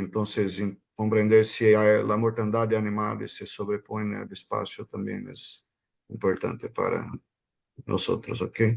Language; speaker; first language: Spanish; non-native, fluent; Portuguese